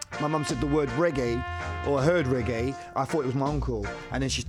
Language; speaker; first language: English; native; English